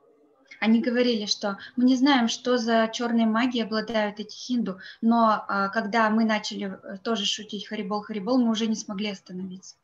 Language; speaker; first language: Russian; native; Russian